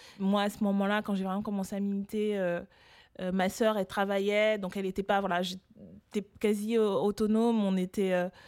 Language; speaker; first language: French; early bilingual, other home language; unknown